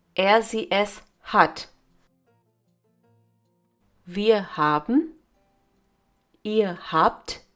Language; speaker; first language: German; non-native, fluent; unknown